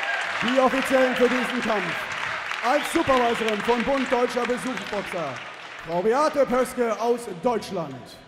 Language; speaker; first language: German; native; German